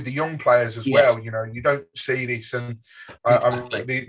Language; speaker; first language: English; native; English